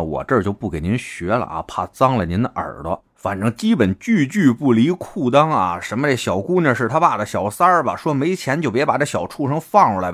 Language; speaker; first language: Chinese; native; Chinese